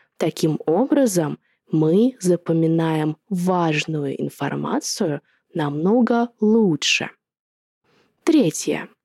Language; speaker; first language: Russian; native; Russian